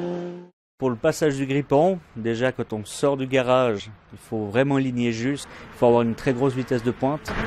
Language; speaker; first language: French; native; French